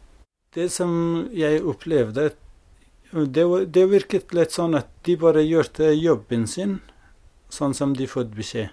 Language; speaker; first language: Norwegian; non-native, fluent; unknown